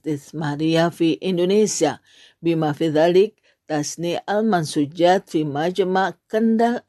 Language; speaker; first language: Arabic; non-native, fluent; Indonesian